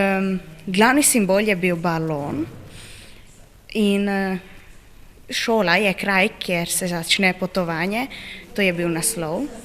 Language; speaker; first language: Slovenian; non-native, learner; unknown